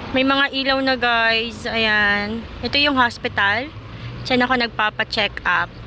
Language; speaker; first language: Filipino; native; Filipino